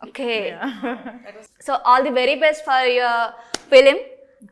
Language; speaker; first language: Telugu; native; Telugu